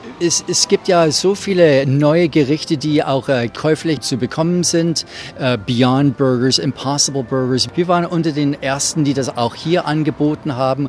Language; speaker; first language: German; non-native, fluent; English